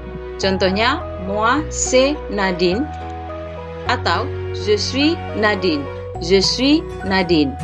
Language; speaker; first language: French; non-native, fluent; Indonesian